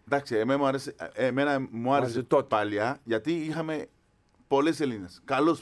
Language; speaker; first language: Greek; non-native, fluent; Spanish